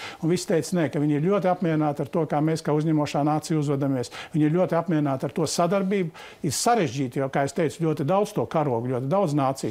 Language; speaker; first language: Latvian; native; Latvian